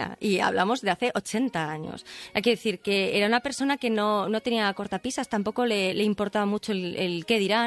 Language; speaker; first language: Spanish; native; Spanish